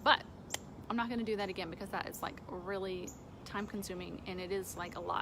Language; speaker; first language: English; native; English